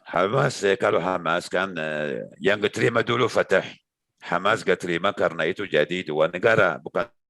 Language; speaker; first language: Indonesian; non-native, learner; Arabic